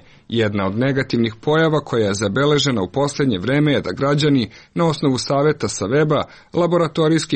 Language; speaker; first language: Serbian; native; Serbian